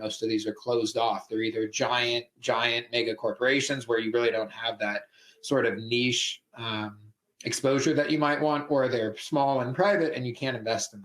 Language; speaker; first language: English; native; English